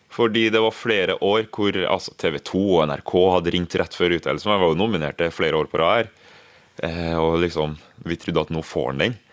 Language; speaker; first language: Norwegian; early bilingual, other home language; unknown